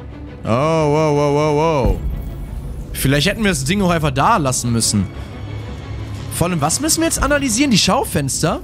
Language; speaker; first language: German; native; German